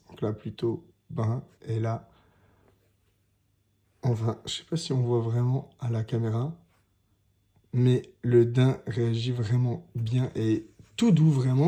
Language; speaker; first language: French; native; French